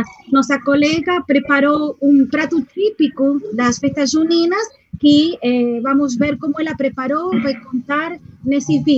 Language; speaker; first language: Portuguese; non-native, fluent; Spanish